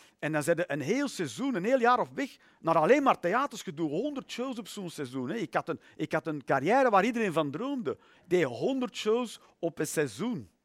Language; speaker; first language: Dutch; native; Dutch